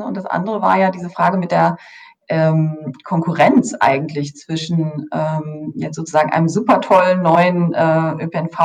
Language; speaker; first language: German; native; German